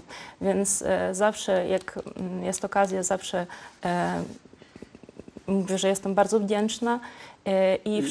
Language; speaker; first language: Polish; non-native, local second language; Ukrainian